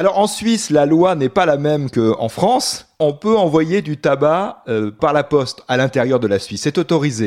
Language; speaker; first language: French; native; French